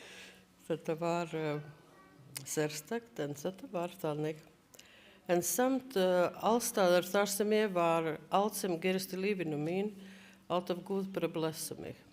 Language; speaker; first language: Icelandic; non-native, learner; Latvian